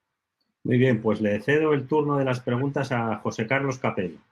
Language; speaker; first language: Spanish; native; Spanish